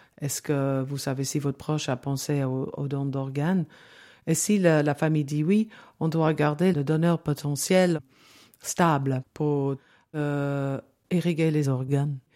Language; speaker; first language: French; non-native, fluent; English